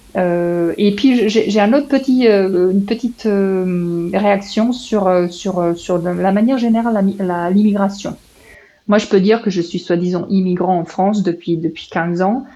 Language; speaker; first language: French; non-native, fluent; Serbian